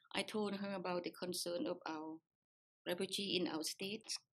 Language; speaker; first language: English; non-native, fluent; Lao